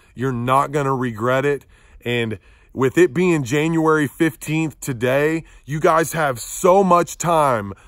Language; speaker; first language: English; native; English